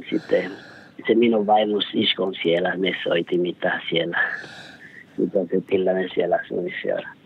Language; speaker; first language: Finnish; non-native, learner; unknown